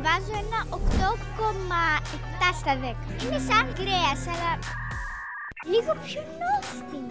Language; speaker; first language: Greek; early bilingual, heritage; Greek